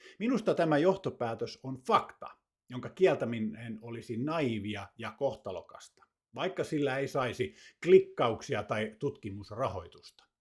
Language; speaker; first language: Finnish; native; Finnish